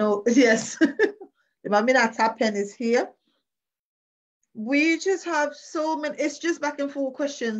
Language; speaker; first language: English; non-native, local second language; Krio